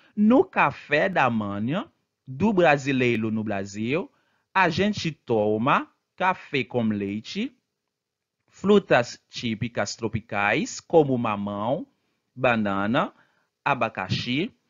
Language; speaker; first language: Portuguese; non-native, fluent; Haitian Creole